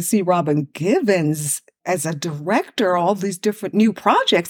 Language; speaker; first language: English; native; English